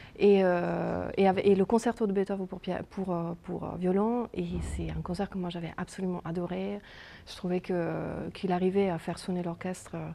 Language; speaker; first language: French; native; French